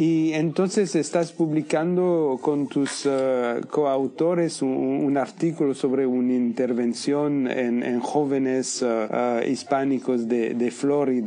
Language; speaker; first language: Spanish; non-native, fluent; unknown